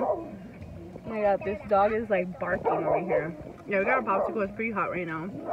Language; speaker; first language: English; early bilingual, other home language; Spanish